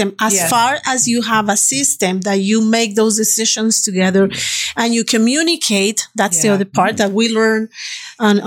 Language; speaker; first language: English; non-native, fluent; Spanish